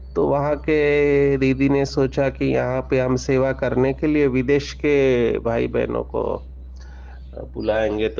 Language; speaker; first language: Hindi; non-native, local second language; Marathi